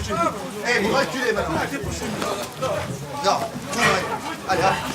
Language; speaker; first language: French; native; French